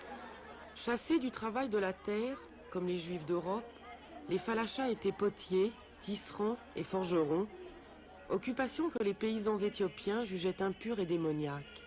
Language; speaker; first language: French; native; French